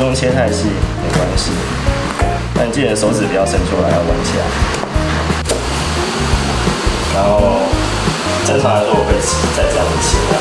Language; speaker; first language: Chinese; native; Chinese